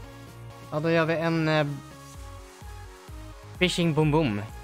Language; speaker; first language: Swedish; native; Swedish